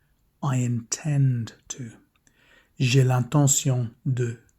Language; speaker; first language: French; non-native, fluent; English